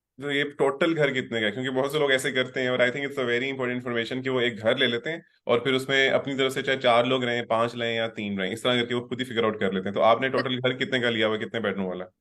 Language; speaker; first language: Urdu; native; Urdu